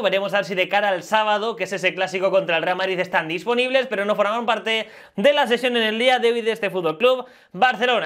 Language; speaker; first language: Spanish; native; Spanish